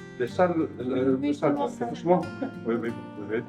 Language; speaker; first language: French; non-native, local second language; Malagasy